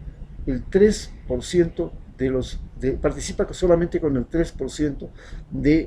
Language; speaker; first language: Spanish; native; Spanish